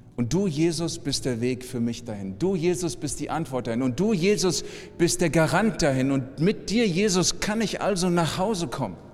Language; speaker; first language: German; native; German